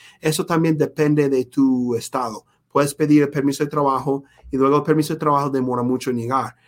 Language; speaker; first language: Spanish; non-native, fluent; English